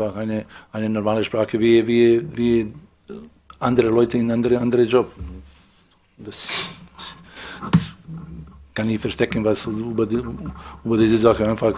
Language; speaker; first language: German; non-native, fluent; Serbian